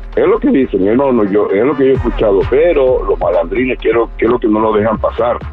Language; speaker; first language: Spanish; native; Spanish